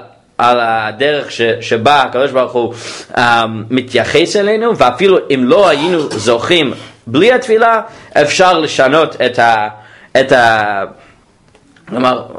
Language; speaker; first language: Hebrew; non-native, fluent; English